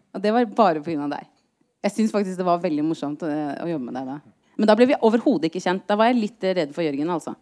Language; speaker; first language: Norwegian; native; Norwegian